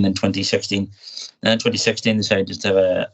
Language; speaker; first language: English; native; English